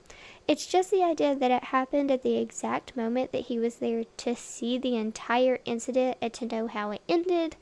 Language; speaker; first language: English; native; English